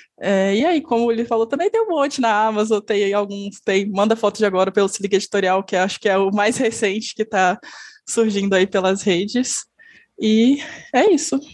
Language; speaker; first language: Portuguese; native; Portuguese